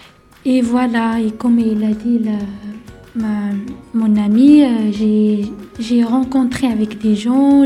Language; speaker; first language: French; non-native, learner; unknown